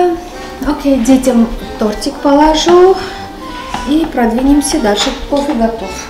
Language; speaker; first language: Russian; non-native, fluent; Armenian